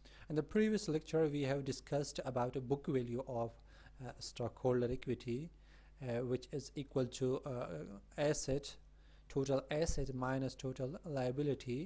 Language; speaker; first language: English; non-native, fluent; Pashto